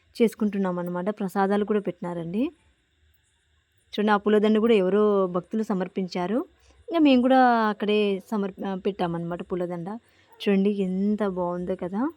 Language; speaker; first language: Telugu; native; Telugu